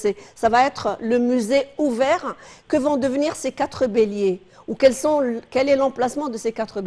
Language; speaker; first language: French; non-native, fluent; Arabic